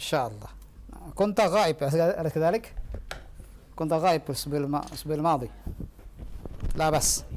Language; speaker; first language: Arabic; non-native, fluent; Indonesian